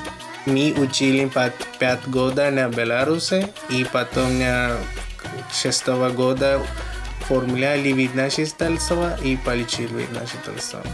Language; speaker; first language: Russian; non-native, learner; Malayalam